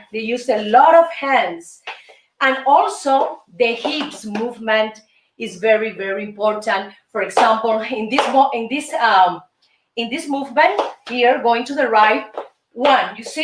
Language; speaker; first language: English; non-native, fluent; Spanish